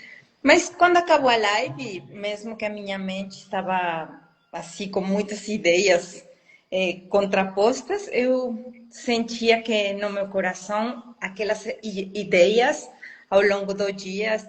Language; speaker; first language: Portuguese; non-native, fluent; Spanish